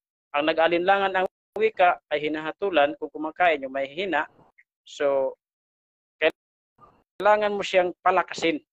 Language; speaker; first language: Filipino; native; Filipino